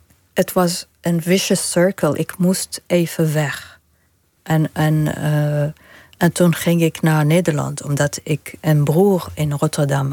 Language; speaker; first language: Dutch; non-native, fluent; Arabic